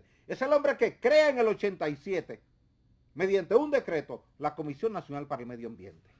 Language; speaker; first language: Spanish; native; Spanish